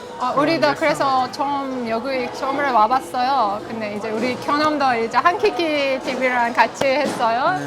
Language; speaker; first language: Korean; non-native, learner; Azerbaijani